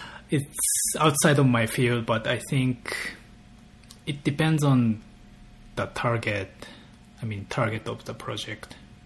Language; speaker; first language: English; non-native, fluent; Japanese